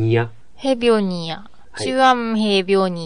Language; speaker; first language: Korean; non-native, learner; Japanese